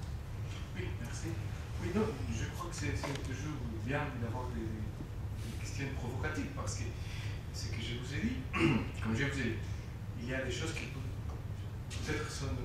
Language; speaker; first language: French; non-native, fluent; Spanish